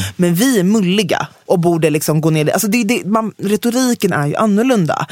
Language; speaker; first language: Swedish; native; Swedish